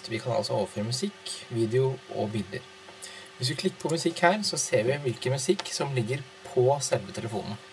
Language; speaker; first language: Norwegian; native; Norwegian